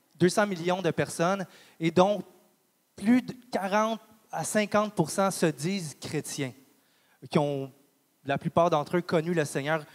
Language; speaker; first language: French; native; French